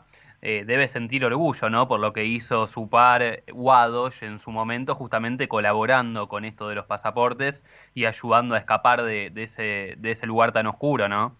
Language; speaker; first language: Spanish; native; Spanish